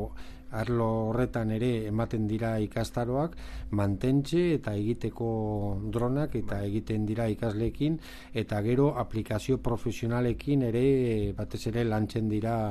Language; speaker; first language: Basque; non-native, local second language; Spanish